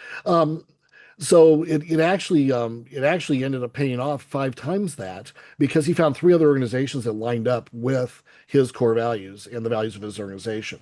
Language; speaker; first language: English; native; English